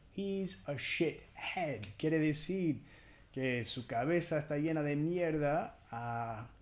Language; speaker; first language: Spanish; non-native, fluent; English